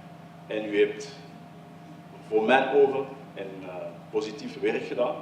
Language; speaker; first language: Dutch; early bilingual, other home language; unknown